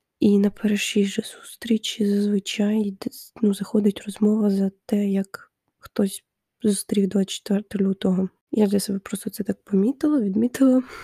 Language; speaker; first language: Ukrainian; non-native, local second language; Russian